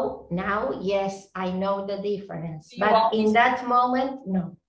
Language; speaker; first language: English; non-native, learner; Spanish